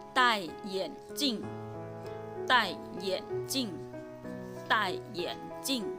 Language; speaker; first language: Chinese; non-native, fluent; Thai